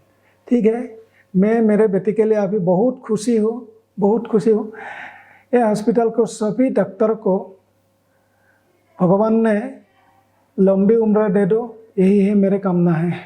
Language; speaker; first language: Hindi; non-native, local second language; Assamese